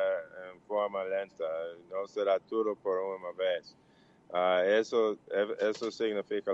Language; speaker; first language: Portuguese; non-native, learner; English